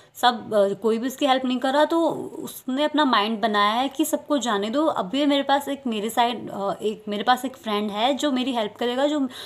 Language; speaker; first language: Hindi; native; Hindi